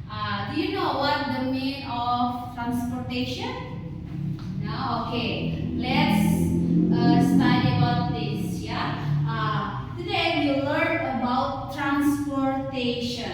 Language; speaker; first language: English; non-native, learner; Indonesian